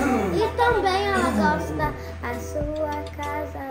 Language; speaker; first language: Portuguese; early bilingual, heritage; Portuguese